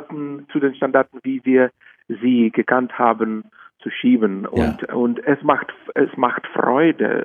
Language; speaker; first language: German; non-native, fluent; Czech